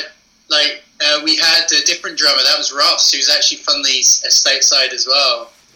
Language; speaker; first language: English; native; English